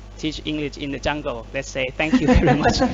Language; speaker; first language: English; non-native, learner; Thai